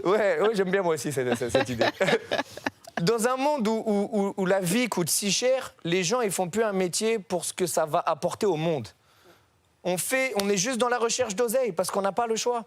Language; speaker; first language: French; native; French